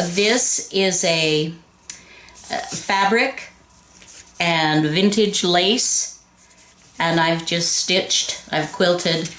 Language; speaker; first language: English; native; English